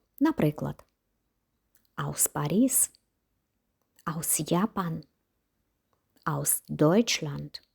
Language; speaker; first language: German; non-native, fluent; Ukrainian